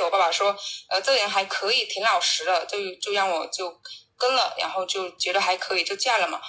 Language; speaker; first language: Chinese; native; Chinese